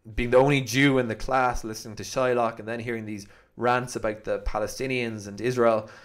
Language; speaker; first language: English; native; English